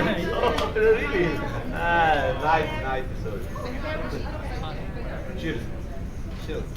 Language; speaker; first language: English; non-native, learner; Polish